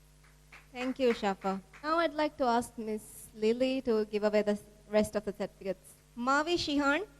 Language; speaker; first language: English; non-native, local second language; Divehi